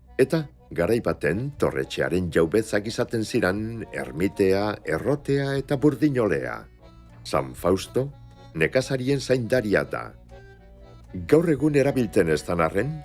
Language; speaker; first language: Basque; native; Basque